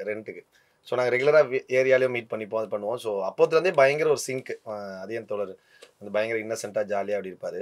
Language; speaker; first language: Tamil; native; Tamil